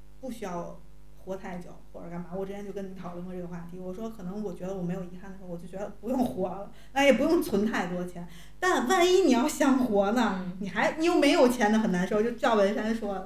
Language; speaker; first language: Chinese; native; Chinese